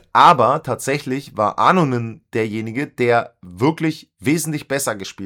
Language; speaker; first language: German; native; German